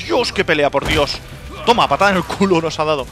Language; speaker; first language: Spanish; native; Spanish